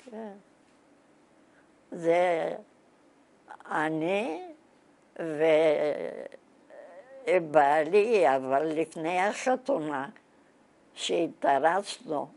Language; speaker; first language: Hebrew; non-native, fluent; Bulgarian